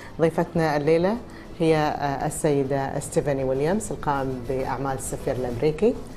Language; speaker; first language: Arabic; native; Arabic